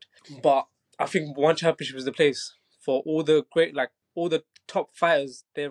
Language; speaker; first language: English; non-native, local second language; Bangla